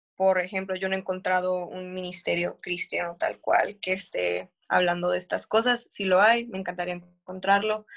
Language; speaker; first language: Spanish; early bilingual, heritage; Spanish